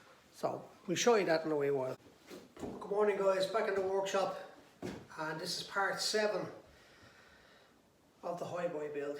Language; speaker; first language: English; native; English